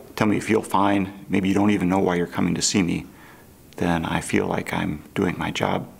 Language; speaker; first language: English; native; English